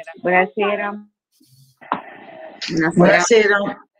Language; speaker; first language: Italian; non-native, learner; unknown